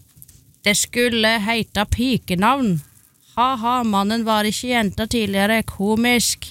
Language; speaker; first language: Norwegian; native; Norwegian